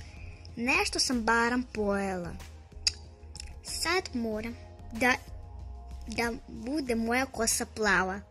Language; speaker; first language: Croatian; early bilingual, other home language; Russian